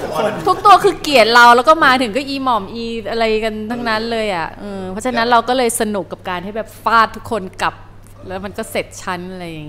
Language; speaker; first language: Thai; native; Thai